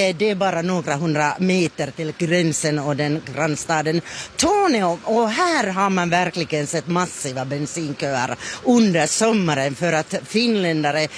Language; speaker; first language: Swedish; non-native, fluent; Finnish